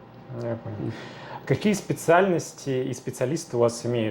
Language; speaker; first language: Russian; native; Russian